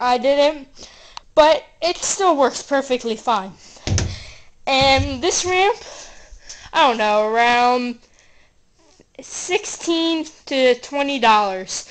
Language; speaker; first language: English; native; English